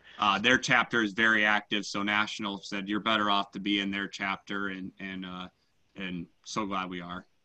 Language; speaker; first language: English; native; English